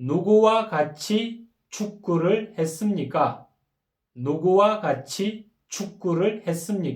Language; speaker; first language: Korean; non-native, fluent; Kyrgyz